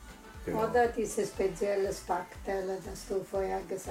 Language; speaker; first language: German; non-native, learner; Italian